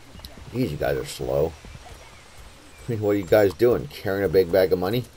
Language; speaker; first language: English; native; English